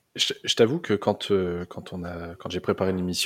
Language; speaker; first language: French; native; French